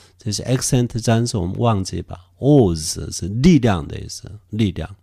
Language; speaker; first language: Chinese; non-native, fluent; Korean